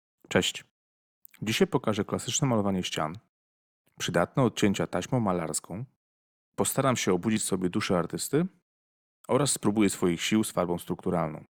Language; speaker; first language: Polish; native; Polish